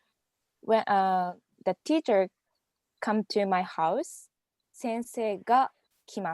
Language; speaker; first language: English; non-native, learner; Japanese